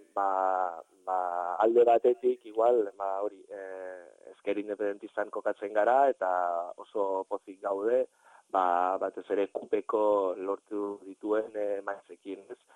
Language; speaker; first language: Basque; non-native, fluent; Catalan